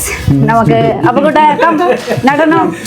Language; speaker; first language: Malayalam; non-native, learner; Nepali